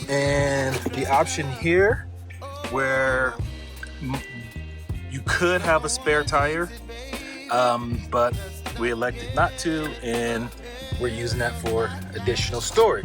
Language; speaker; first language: English; native; English